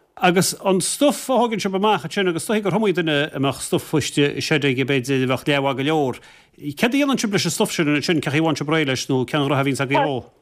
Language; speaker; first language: Irish; native; Irish